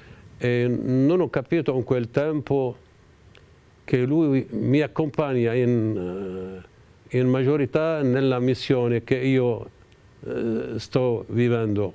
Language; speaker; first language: Italian; non-native, fluent; Arabic